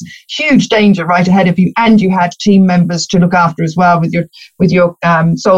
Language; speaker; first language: English; native; English